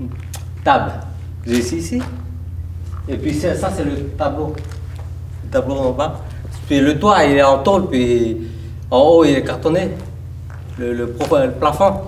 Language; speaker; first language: French; early bilingual, other home language; Vietnamese